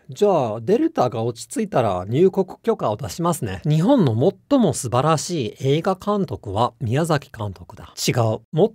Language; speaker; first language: Japanese; non-native, fluent; English